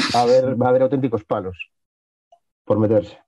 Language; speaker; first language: Spanish; native; Spanish